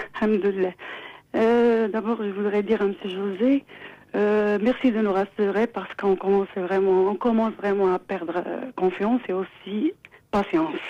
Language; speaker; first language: French; non-native, local second language; Arabic